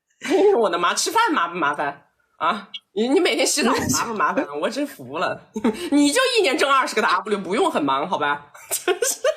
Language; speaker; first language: Chinese; native; Chinese